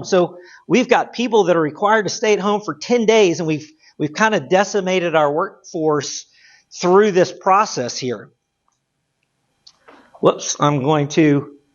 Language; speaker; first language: English; native; English